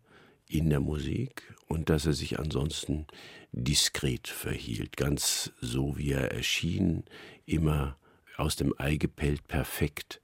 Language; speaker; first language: German; native; German